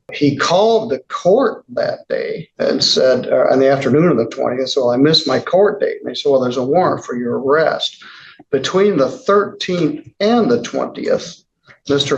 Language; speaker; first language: English; native; English